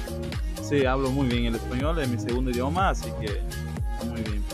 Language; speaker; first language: Spanish; early bilingual, heritage; Portuguese